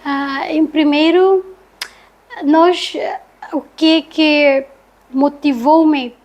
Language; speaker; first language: Portuguese; non-native, learner; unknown